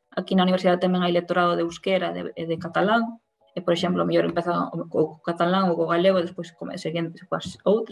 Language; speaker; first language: Galician; non-native, local second language; Spanish